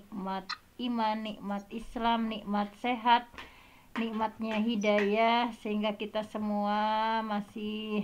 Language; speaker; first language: Indonesian; native; Indonesian